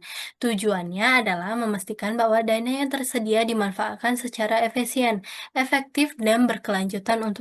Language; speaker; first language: Indonesian; native; Indonesian